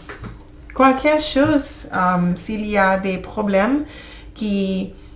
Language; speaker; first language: French; non-native, learner; English